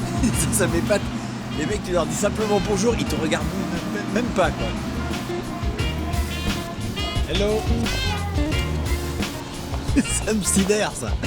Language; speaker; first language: French; native; French